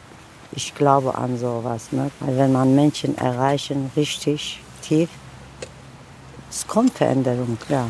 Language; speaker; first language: German; non-native, fluent; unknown